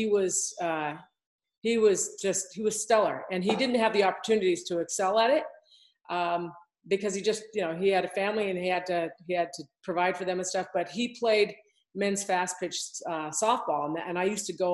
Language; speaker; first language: English; native; English